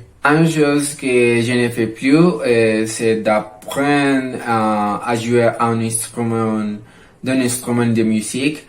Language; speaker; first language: French; non-native, learner; Spanish